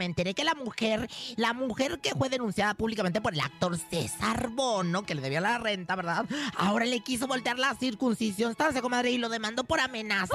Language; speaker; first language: Spanish; native; Spanish